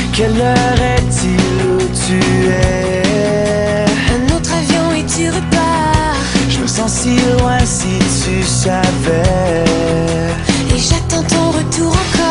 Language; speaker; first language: French; non-native, learner; Spanish